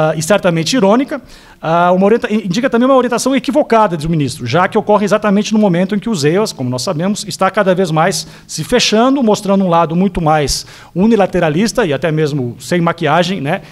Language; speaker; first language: Portuguese; native; Portuguese